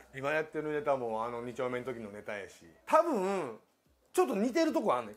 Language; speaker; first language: Japanese; native; Japanese